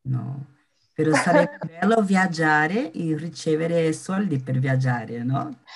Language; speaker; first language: Italian; non-native, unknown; Portuguese